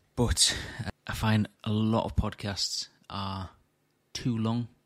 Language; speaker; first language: English; native; English